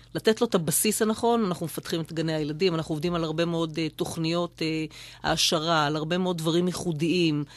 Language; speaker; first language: Hebrew; native; Hebrew